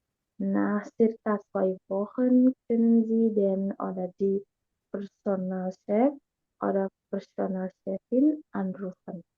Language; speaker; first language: German; non-native, learner; Indonesian